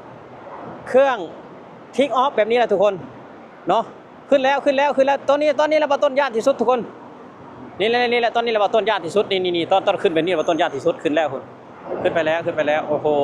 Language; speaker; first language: Thai; non-native, local second language; Lao